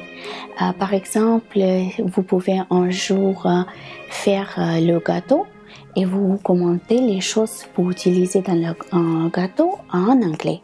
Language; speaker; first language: French; non-native, fluent; Russian